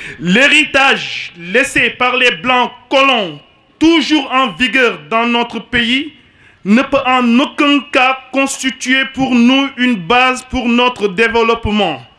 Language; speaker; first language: French; non-native, local second language; Wolof